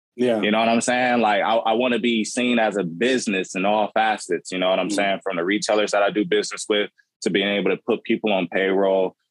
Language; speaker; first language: English; native; English